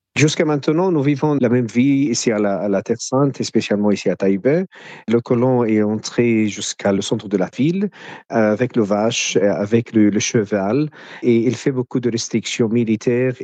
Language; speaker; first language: French; non-native, learner; Arabic